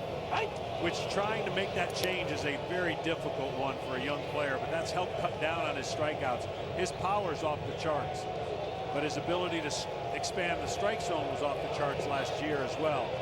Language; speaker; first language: English; native; English